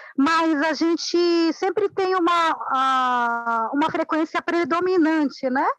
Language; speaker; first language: Portuguese; non-native, fluent; Spanish